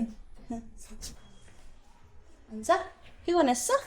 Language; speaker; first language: Korean; non-native, learner; Nepali